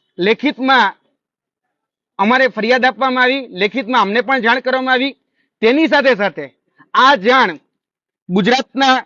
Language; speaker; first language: Gujarati; native; Gujarati